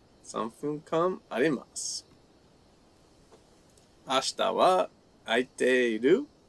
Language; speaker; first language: Japanese; non-native, fluent; English